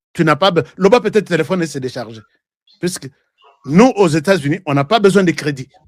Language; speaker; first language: French; non-native, local second language; Lingala